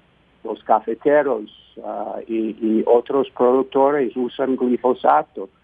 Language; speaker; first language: Spanish; non-native, fluent; English